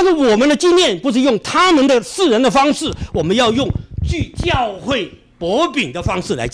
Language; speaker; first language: Chinese; native; Chinese